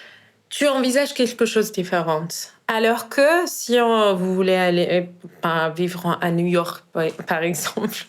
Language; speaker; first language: French; non-native, fluent; Persian